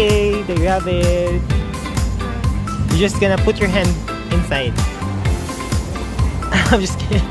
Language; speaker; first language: English; non-native, local second language; Filipino